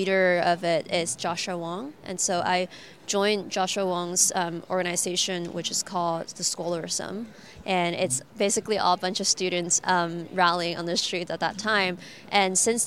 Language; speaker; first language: English; non-native, local second language; Cantonese